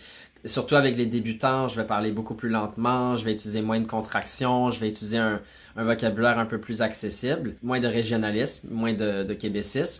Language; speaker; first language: French; native; French